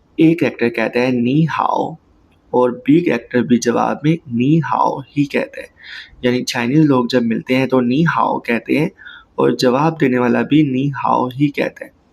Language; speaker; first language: Urdu; native; Urdu